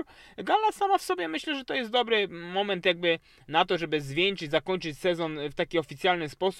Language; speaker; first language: Polish; native; Polish